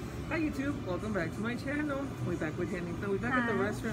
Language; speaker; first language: English; early bilingual, other home language; Spanish